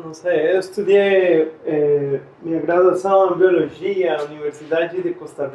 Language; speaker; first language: Portuguese; non-native, fluent; Spanish